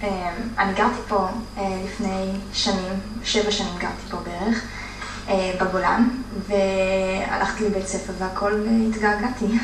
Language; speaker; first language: Hebrew; early bilingual, heritage; Hebrew